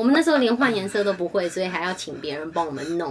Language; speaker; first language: Chinese; native; Chinese